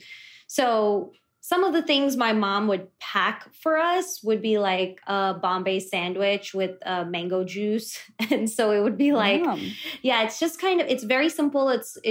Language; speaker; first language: English; early bilingual, other home language; Kannada